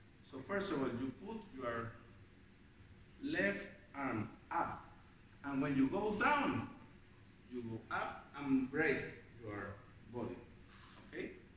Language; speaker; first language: English; non-native, learner; Spanish